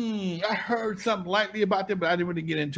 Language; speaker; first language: English; native; English